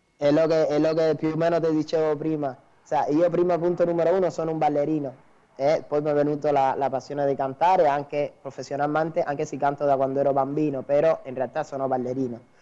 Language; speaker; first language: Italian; non-native, fluent; Spanish